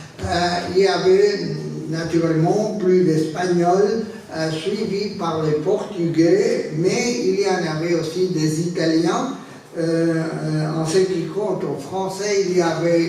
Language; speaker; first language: French; non-native, fluent; Spanish